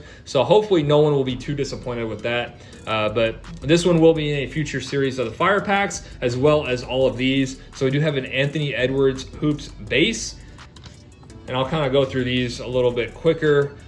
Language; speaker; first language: English; native; English